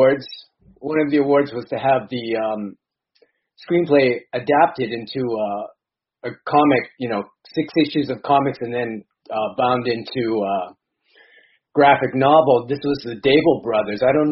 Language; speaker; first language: English; native; English